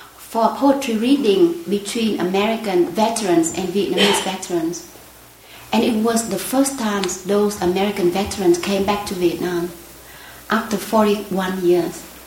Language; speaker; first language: English; non-native, fluent; Vietnamese